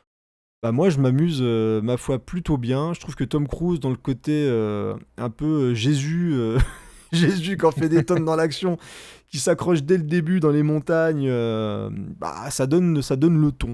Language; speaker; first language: French; native; French